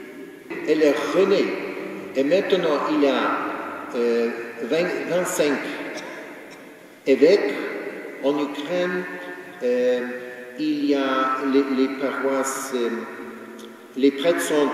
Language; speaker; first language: French; non-native, fluent; Ukrainian